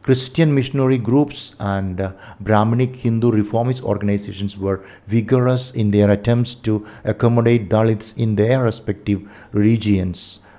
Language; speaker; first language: English; non-native, local second language; Malayalam